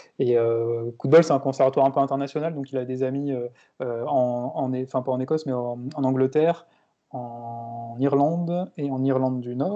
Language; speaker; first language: French; native; French